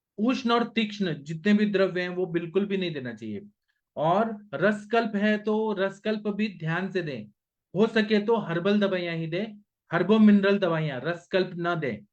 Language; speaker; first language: Hindi; non-native, local second language; Marathi